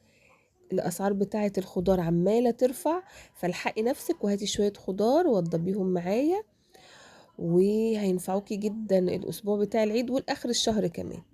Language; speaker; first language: Arabic; native; Arabic